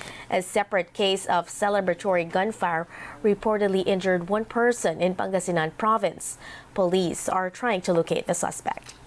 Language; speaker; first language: English; non-native, local second language; Filipino